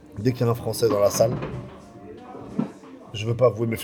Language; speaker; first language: French; native; French